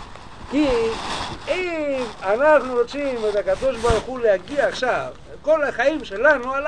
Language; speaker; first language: Hebrew; non-native, learner; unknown